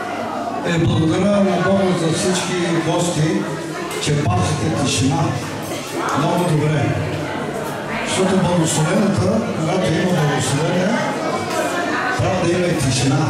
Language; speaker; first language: Bulgarian; non-native, fluent; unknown